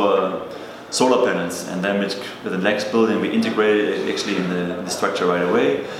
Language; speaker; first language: English; non-native, fluent; German